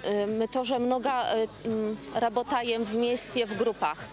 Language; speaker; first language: Russian; non-native, learner; Polish